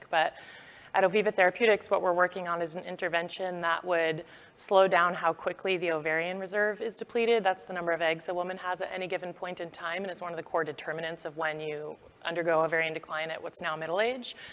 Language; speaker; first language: English; native; English